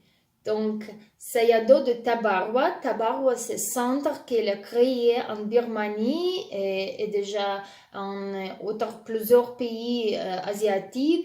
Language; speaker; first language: French; non-native, fluent; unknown